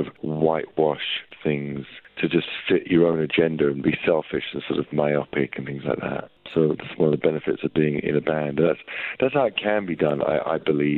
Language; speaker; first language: English; native; English